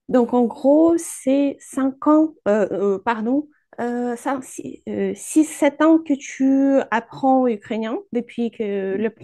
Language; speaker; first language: French; non-native, fluent; Ukrainian